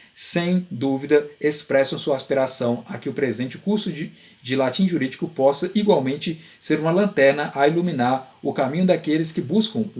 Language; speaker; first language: Portuguese; native; Portuguese